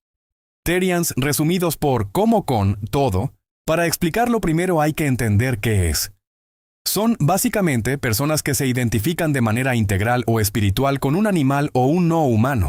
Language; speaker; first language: Spanish; native; Spanish